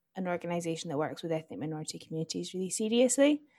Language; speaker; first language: English; native; English